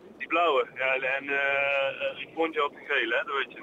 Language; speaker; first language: Dutch; native; Dutch